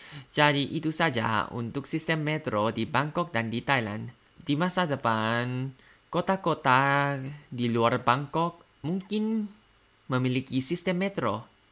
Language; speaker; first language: Indonesian; non-native, learner; Thai